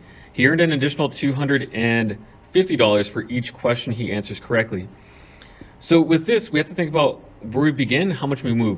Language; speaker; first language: English; native; English